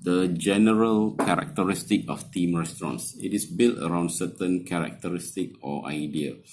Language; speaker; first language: English; non-native, local second language; Malay